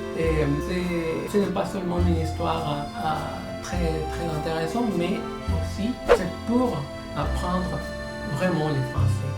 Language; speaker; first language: French; non-native, learner; Spanish